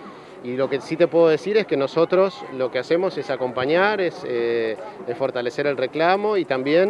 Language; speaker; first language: Spanish; native; Spanish